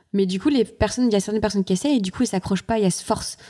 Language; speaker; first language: French; native; French